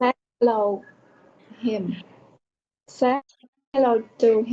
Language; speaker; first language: English; non-native, learner; Vietnamese